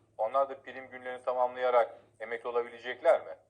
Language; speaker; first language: Turkish; native; Turkish